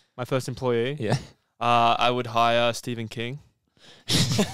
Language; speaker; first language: English; native; English